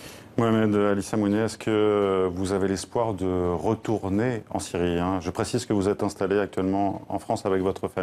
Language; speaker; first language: French; native; French